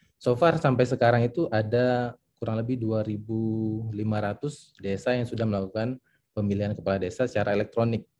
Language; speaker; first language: Indonesian; native; Indonesian